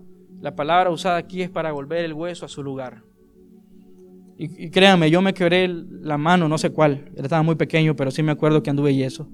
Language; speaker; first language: Spanish; native; Spanish